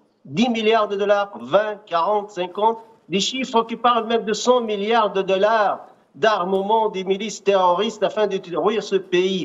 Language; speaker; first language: French; non-native, local second language; Arabic